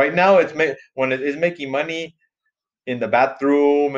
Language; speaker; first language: English; early bilingual, other home language; Spanish